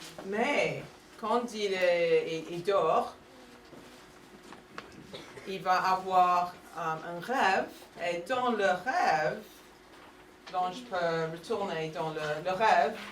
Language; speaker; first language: French; non-native, fluent; English